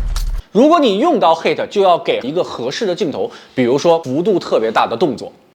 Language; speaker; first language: Chinese; native; Chinese